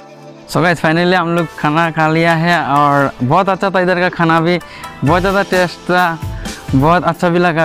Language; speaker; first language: Hindi; non-native, local second language; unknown